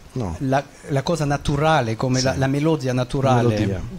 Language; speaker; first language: Italian; non-native, fluent; French